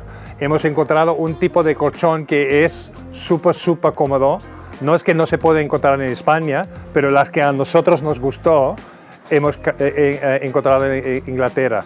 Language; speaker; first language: Spanish; non-native, fluent; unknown